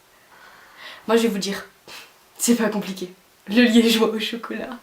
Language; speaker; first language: French; native; French